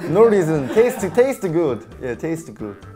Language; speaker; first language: English; non-native, learner; Korean